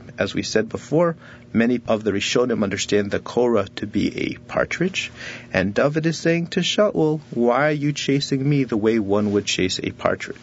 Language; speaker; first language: English; native; English